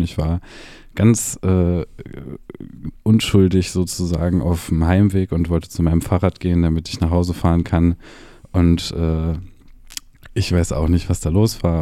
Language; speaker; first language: German; native; German